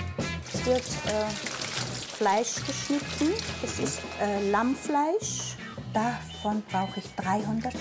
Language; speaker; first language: German; non-native, fluent; Mongolian